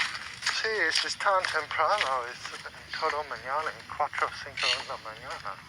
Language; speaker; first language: Spanish; non-native, learner; English